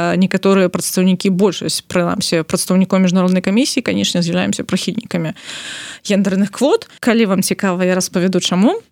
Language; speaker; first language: Belarusian; non-native, local second language; Russian